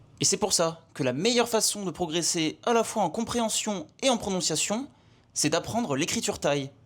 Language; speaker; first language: French; native; French